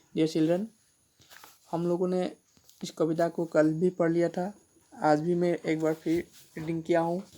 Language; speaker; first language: Hindi; non-native, local second language; Assamese